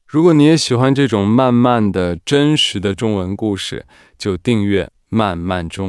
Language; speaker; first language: Chinese; non-native, fluent; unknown